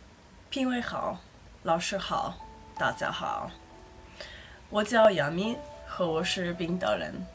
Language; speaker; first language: Chinese; non-native, learner; Icelandic